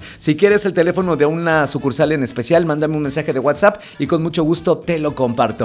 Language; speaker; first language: Spanish; native; Spanish